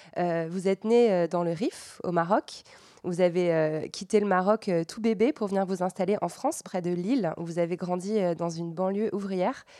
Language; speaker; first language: French; native; French